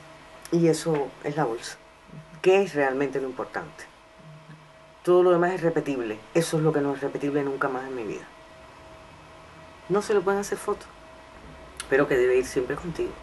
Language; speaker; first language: Spanish; native; Spanish